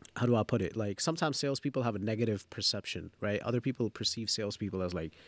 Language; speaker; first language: English; early bilingual, other home language; Bangla